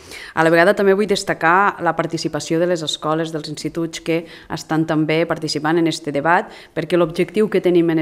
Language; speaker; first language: Catalan; native; Catalan